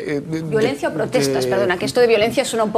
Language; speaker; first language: Spanish; native; Spanish